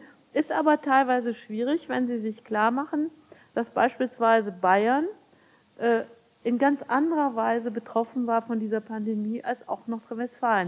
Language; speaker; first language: German; native; German